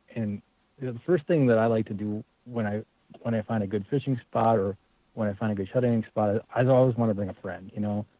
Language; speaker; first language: English; native; English